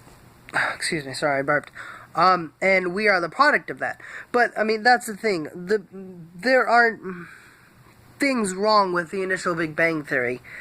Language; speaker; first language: English; native; English